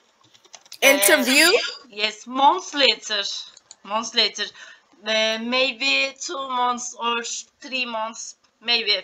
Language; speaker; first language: English; non-native, learner; Turkish